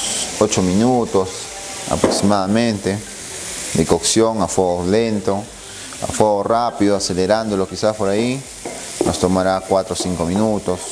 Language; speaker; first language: Spanish; native; Spanish